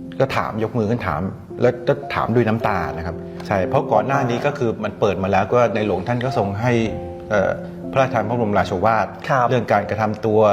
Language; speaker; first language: Thai; native; Thai